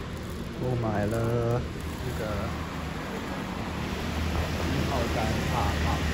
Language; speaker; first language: Chinese; non-native, fluent; Japanese